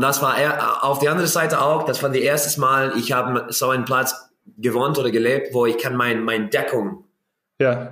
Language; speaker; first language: German; non-native, learner; English